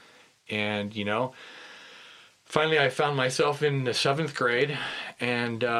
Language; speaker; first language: English; native; English